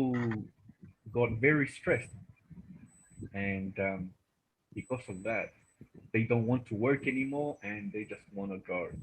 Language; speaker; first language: English; non-native, learner; Spanish